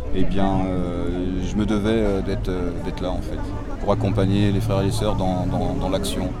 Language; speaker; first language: French; native; French